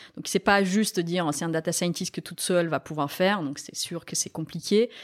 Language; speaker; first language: French; non-native, fluent; Romanian